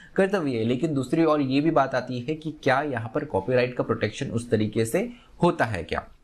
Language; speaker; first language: Hindi; native; Hindi